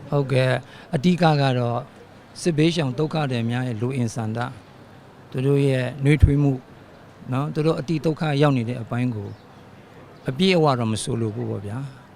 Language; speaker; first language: Burmese; non-native, local second language; Shan